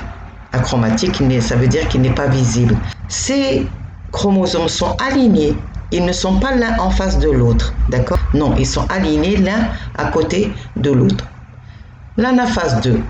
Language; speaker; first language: French; non-native, local second language; Arabic